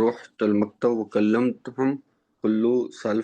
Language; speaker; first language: Arabic; non-native, learner; Urdu